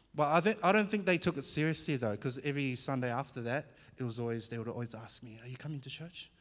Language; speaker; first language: English; early bilingual, other home language; Fijian